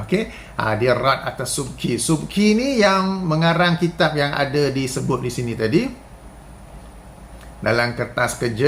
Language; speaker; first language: Malay; native; Malay